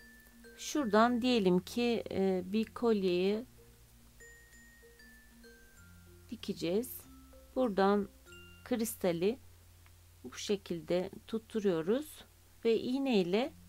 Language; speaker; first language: Turkish; native; Turkish